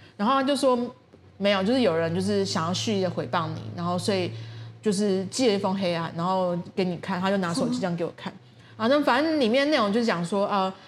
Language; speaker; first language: Chinese; native; Chinese